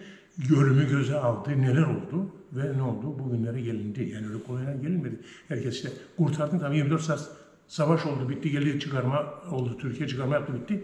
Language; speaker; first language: Turkish; native; Turkish